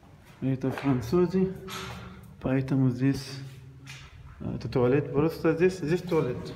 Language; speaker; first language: Russian; non-native, learner; Arabic